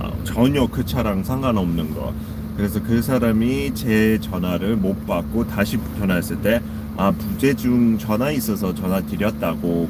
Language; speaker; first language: Korean; non-native, fluent; English